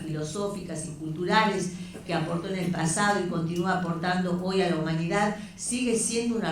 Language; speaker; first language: Spanish; native; Spanish